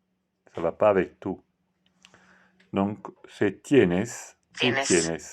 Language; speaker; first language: French; non-native, fluent; Italian